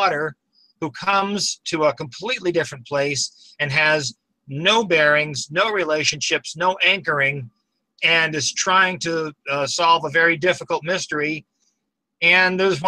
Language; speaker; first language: English; native; English